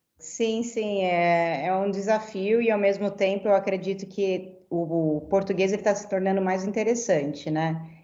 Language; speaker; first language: Portuguese; native; Portuguese